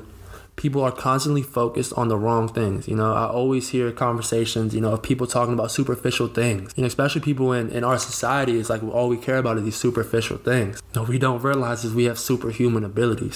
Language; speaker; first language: English; native; English